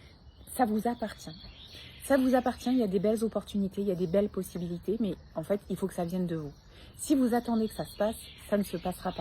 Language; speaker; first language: French; native; French